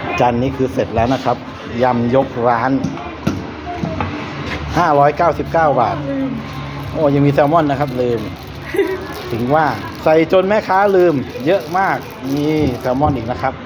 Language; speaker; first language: Thai; native; Thai